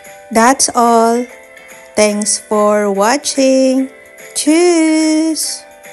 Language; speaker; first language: English; non-native, local second language; Filipino